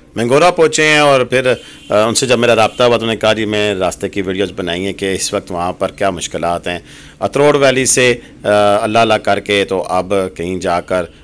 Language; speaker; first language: Urdu; non-native, local second language; Pahari-Potwari